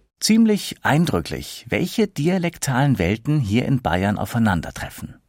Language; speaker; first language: German; native; German